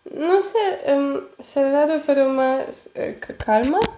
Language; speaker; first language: Spanish; non-native, learner; Polish